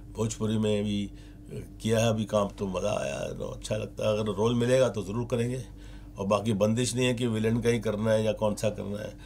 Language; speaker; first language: Hindi; native; Hindi